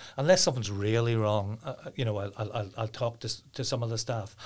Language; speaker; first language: English; native; English